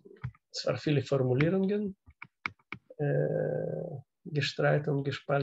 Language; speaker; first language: German; non-native, learner; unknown